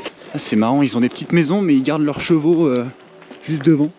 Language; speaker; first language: French; native; French